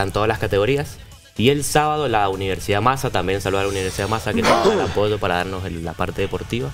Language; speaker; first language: Spanish; native; Spanish